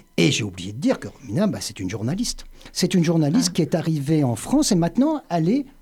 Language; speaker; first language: French; native; French